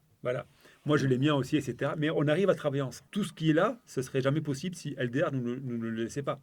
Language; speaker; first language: French; native; French